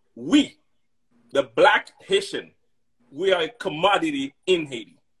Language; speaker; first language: English; non-native, fluent; Haitian Creole